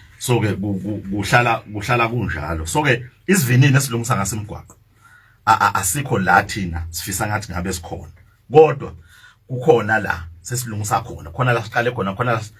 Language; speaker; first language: Zulu; native; Zulu